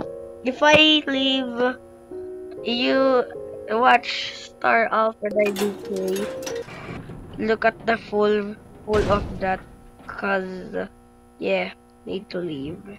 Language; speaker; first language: English; non-native, local second language; Filipino